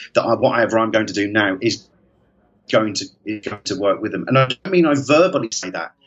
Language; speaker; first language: English; native; English